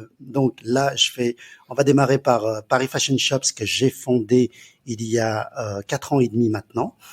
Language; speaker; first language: French; early bilingual, other home language; Chinese